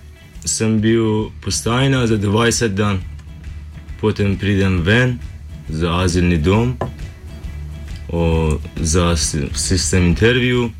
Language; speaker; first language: Slovenian; non-native, learner; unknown